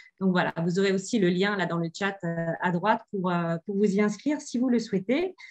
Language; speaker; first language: French; native; French